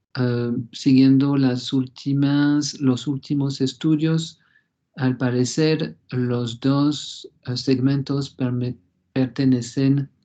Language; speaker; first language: Spanish; non-native, fluent; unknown